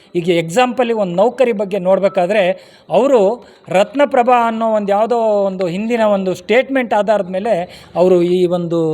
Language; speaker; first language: Kannada; non-native, local second language; Lambadi